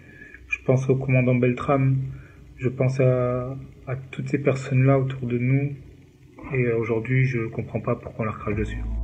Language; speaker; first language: French; native; French